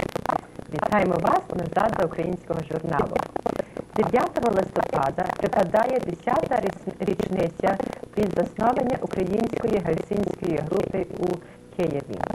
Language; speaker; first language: Ukrainian; early bilingual, heritage; Ukrainian